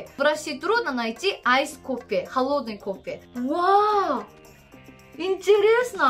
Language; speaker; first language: Russian; non-native, learner; Korean